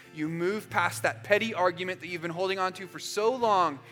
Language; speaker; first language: English; native; English